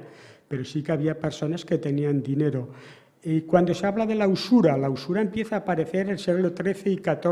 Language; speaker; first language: Spanish; native; Spanish